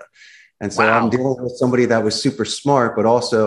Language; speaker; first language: English; native; English